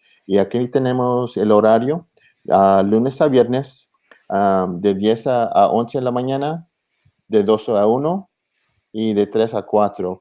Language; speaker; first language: Spanish; early bilingual, heritage; English